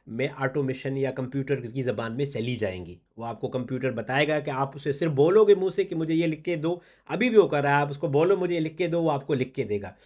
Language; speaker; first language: Urdu; non-native, local second language; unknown